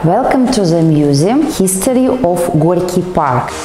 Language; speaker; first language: English; non-native, fluent; Russian